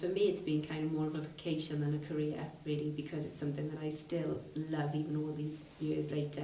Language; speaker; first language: English; native; English